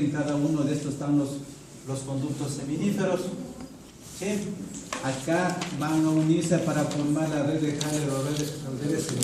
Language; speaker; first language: Spanish; native; Spanish